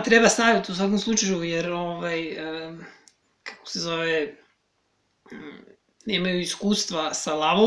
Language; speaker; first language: Serbian; native; Serbian